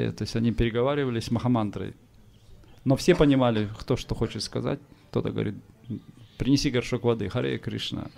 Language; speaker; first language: Russian; native; Russian